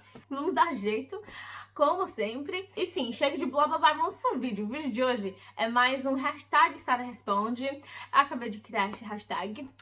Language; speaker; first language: Portuguese; early bilingual, heritage; English